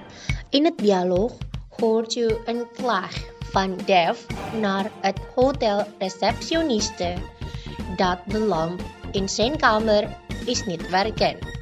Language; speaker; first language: Dutch; non-native, learner; Indonesian